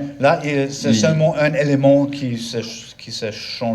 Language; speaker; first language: French; non-native, learner; German